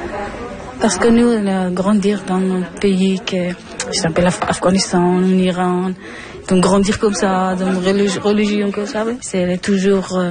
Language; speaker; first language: French; non-native, learner; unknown